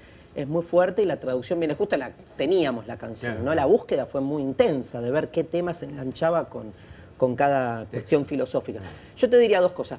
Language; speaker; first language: Spanish; native; Spanish